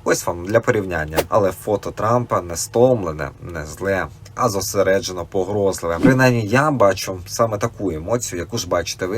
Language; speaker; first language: Ukrainian; native; Ukrainian